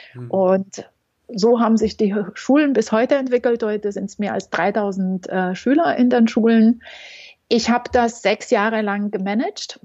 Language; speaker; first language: German; non-native, fluent; Romanian